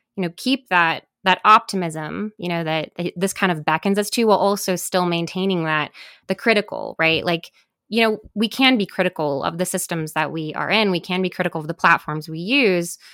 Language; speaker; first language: English; native; English